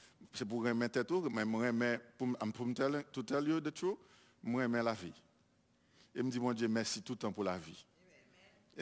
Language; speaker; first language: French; non-native, local second language; Haitian Creole